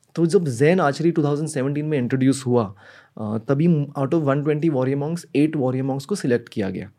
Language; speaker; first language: Hindi; native; Hindi